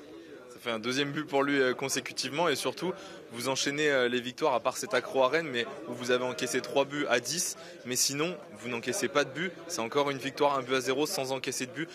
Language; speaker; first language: French; native; French